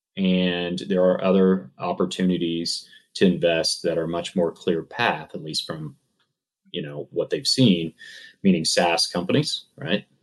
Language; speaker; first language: English; native; English